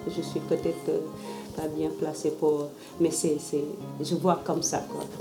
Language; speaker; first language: French; non-native, local second language; Wolof